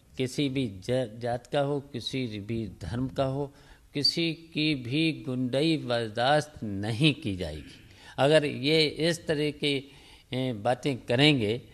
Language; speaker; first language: Hindi; native; Hindi